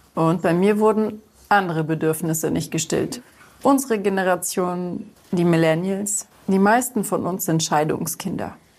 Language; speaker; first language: German; early bilingual, other home language; Greek